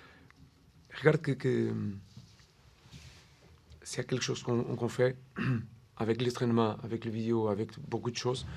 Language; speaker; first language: French; non-native, learner; Portuguese